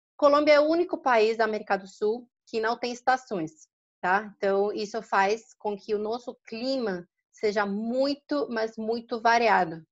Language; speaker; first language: Portuguese; non-native, fluent; Spanish